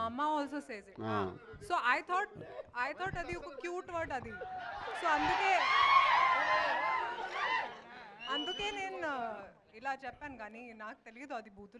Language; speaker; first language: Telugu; non-native, local second language; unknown